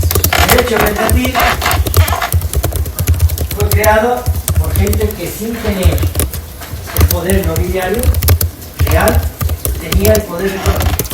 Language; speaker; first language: Spanish; native; Spanish